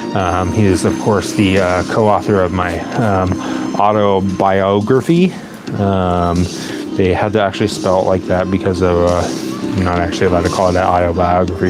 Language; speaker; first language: English; native; English